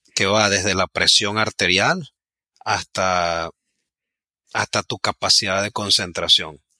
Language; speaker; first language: Spanish; native; Spanish